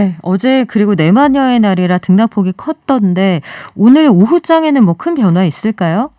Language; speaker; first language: Korean; native; Korean